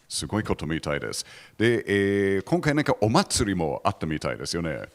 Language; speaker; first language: Japanese; non-native, fluent; English